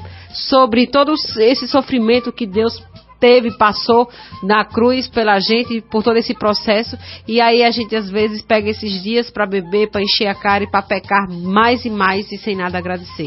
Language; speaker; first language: Portuguese; native; Portuguese